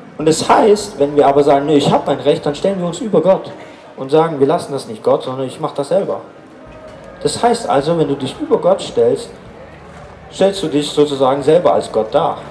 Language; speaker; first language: German; native; German